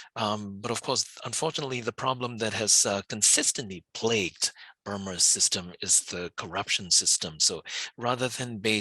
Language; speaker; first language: English; non-native, fluent; Burmese